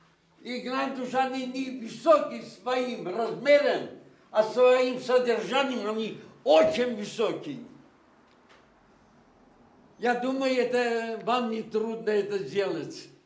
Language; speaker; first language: Russian; non-native, local second language; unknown